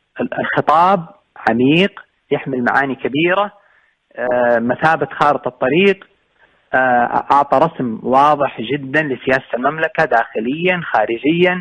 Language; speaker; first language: Arabic; native; Arabic